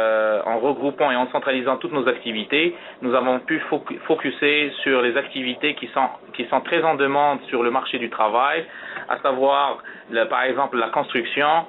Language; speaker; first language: French; native; French